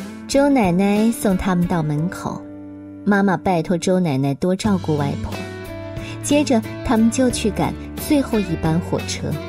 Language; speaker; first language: Chinese; native; Chinese